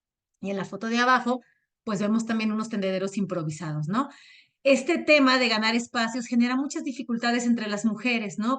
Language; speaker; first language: Spanish; native; Spanish